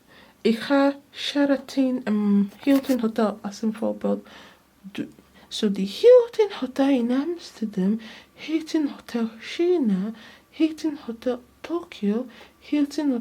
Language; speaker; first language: Dutch; non-native, learner; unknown